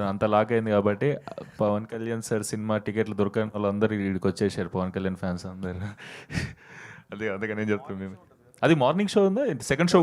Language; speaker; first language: Telugu; native; Telugu